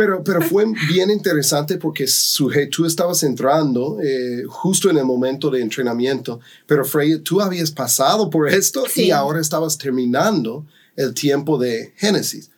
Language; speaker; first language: Spanish; non-native, fluent; English